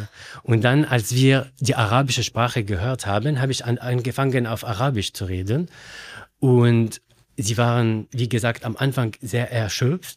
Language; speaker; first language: German; non-native, learner; Arabic